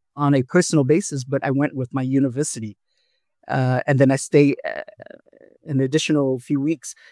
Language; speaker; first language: English; early bilingual, other home language; Vietnamese